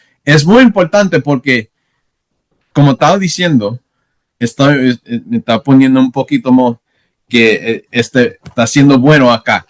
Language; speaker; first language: Spanish; non-native, learner; English